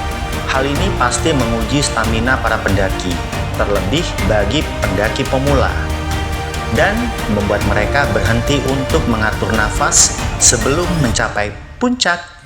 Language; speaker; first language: Indonesian; native; Indonesian